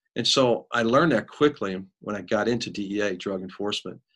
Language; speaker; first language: English; native; English